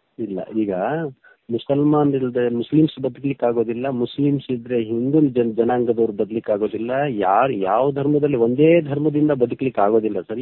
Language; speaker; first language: Kannada; non-native, local second language; Urdu